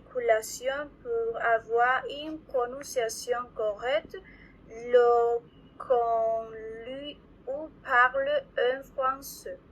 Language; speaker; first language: French; non-native, learner; Spanish